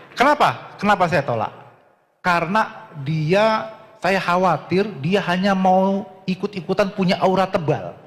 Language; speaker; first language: Indonesian; native; Indonesian